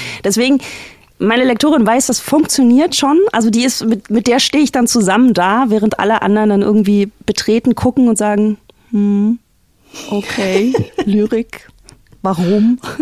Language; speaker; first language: German; native; German